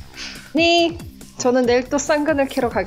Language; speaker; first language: Korean; native; Korean